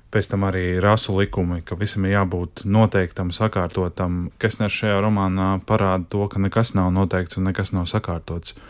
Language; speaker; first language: Latvian; native; Latvian